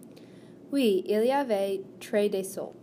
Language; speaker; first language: French; non-native, learner; English